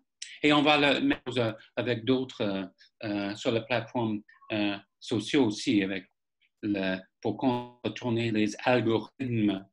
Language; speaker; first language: French; non-native, fluent; English